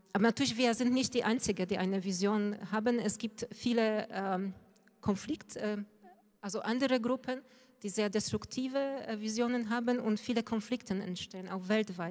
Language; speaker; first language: German; non-native, fluent; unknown